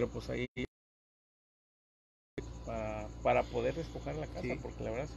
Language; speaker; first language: Spanish; native; Spanish